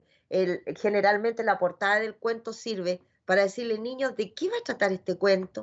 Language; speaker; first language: Spanish; native; Spanish